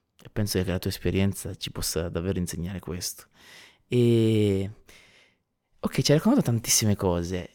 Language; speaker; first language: Italian; native; Italian